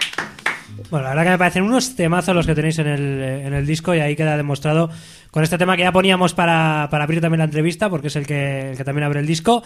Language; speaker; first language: Spanish; native; Spanish